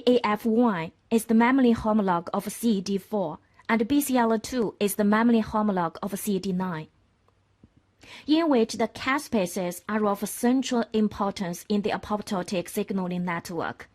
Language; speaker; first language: English; non-native, fluent; Chinese